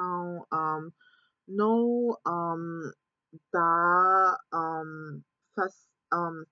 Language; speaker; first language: Spanish; non-native, learner; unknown